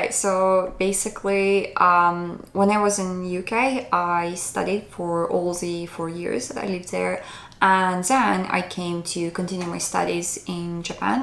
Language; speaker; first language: English; non-native, fluent; Russian